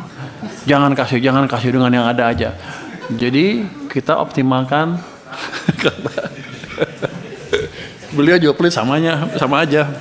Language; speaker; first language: Indonesian; native; Indonesian